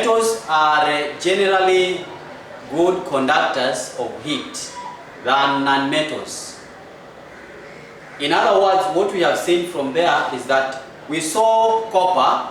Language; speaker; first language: English; non-native, local second language; Swahili